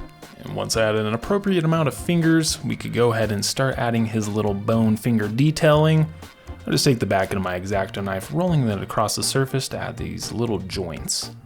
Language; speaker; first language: English; native; English